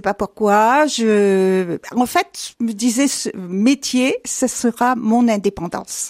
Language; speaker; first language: French; native; French